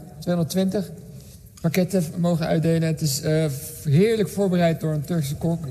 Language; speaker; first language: Dutch; early bilingual, other home language; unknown